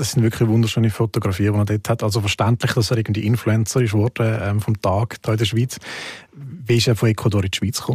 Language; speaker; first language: German; native; German